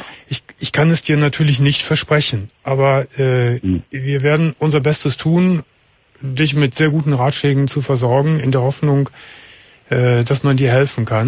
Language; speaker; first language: German; native; German